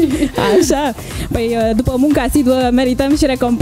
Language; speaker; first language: Romanian; native; Romanian